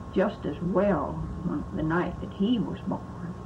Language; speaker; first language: English; native; English